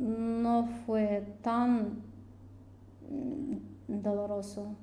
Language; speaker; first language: Spanish; non-native, learner; Russian